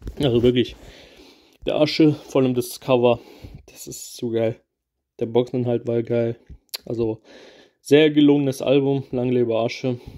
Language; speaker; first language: German; early bilingual, other home language; Kurdish